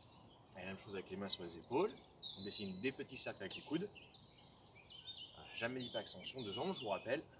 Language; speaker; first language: French; native; French